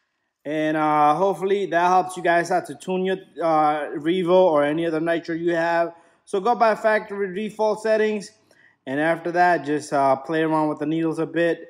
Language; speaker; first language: English; native; English